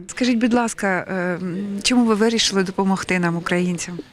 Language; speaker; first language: Ukrainian; native; Ukrainian